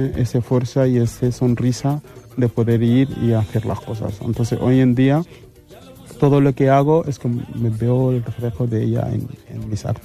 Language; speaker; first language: Spanish; non-native, fluent; Mandingo